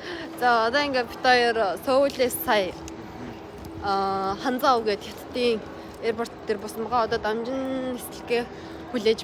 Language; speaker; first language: Mongolian; native; Mongolian